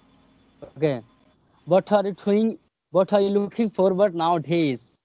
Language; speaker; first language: English; non-native, learner; Hindi